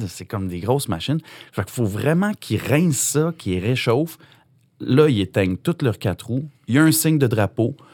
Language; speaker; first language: French; native; French